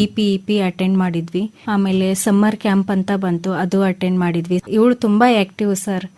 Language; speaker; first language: Kannada; native; Kannada